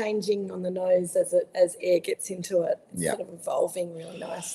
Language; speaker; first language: English; native; English